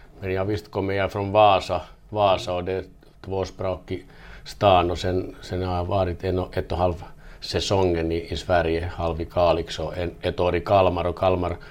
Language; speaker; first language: Swedish; non-native, learner; Finnish